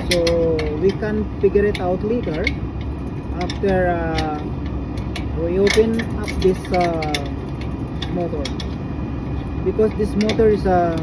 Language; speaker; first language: English; non-native, learner; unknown